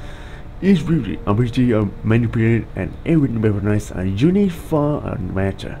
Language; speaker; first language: English; non-native, learner; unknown